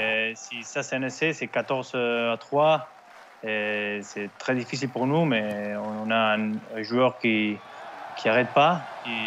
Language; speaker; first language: French; non-native, learner; Spanish